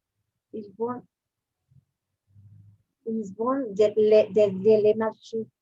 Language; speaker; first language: French; non-native, learner; Spanish